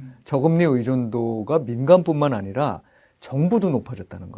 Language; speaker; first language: Korean; native; Korean